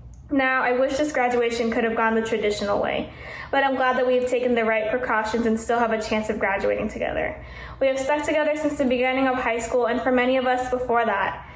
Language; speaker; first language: English; early bilingual, other home language; Vietnamese